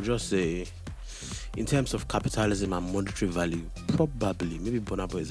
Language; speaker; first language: English; non-native, local second language; Yoruba